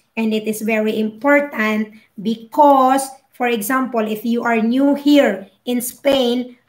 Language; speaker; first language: English; non-native, local second language; Filipino